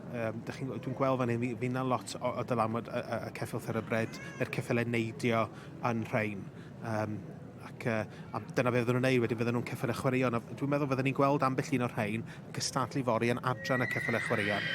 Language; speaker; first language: Welsh; native; Welsh